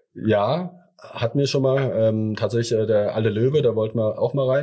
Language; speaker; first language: German; early bilingual, other home language; Thai